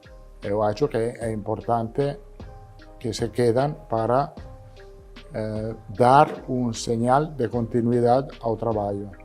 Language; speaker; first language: Portuguese; non-native, learner; Italian